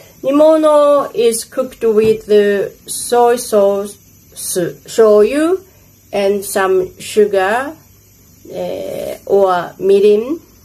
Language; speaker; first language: English; non-native, fluent; Japanese